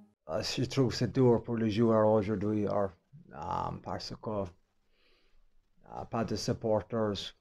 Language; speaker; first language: French; non-native, fluent; English